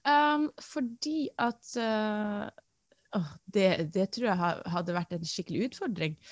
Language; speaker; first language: Norwegian; native; Norwegian